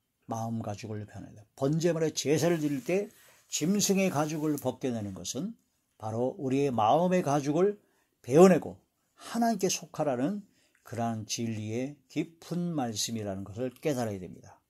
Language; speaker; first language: Korean; native; Korean